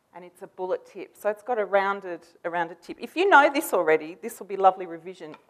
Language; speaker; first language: English; native; English